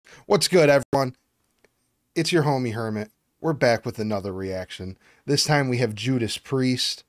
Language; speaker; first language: English; native; English